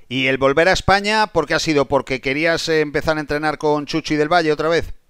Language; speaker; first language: Spanish; native; Spanish